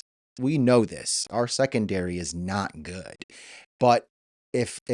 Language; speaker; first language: English; native; English